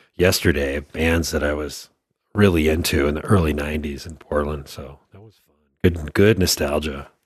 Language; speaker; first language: English; native; English